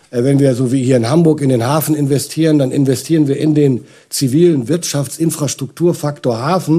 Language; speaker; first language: German; native; German